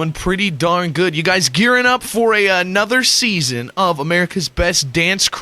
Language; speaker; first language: English; native; English